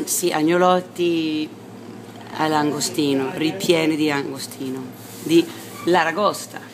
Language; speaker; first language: Italian; non-native, learner; English